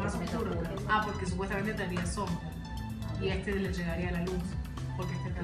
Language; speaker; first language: Spanish; native; Spanish